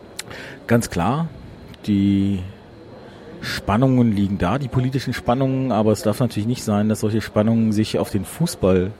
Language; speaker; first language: German; native; German